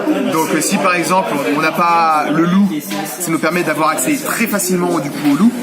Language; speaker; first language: French; native; French